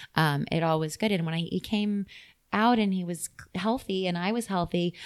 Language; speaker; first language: English; native; English